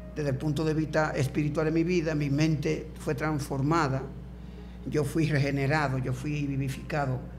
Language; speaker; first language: Spanish; native; Spanish